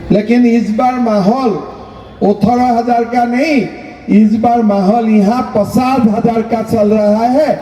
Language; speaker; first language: Hindi; non-native, local second language; Bangla